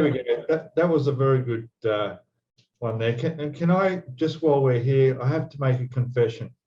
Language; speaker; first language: English; native; English